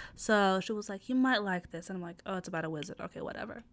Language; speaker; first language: English; non-native, fluent; Arabic